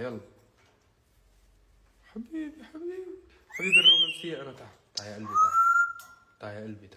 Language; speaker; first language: Arabic; native; Arabic